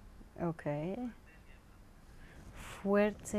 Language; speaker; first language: Spanish; non-native, learner; Arabic